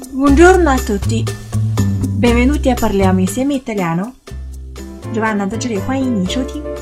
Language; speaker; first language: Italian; non-native, fluent; Chinese